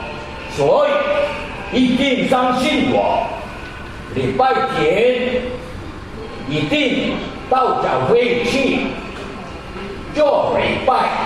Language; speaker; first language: Chinese; non-native, learner; Korean